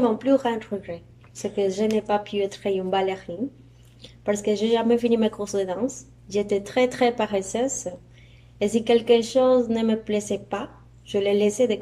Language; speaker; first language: French; non-native, learner; Spanish